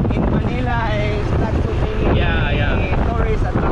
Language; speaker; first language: English; non-native, local second language; Cebuano